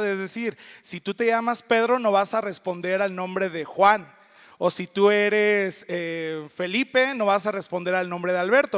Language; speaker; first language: Spanish; native; Spanish